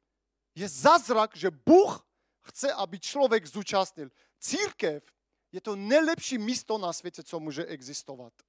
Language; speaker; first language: Czech; non-native, fluent; Armenian